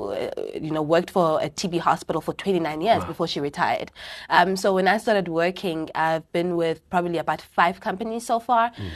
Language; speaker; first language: English; non-native, local second language; Xhosa